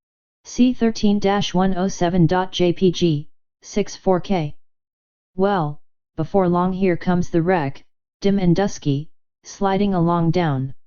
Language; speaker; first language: English; native; English